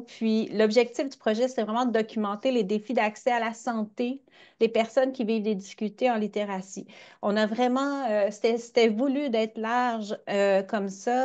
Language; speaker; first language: French; native; French